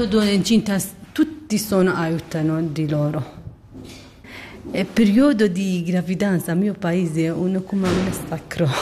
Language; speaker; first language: Italian; non-native, learner; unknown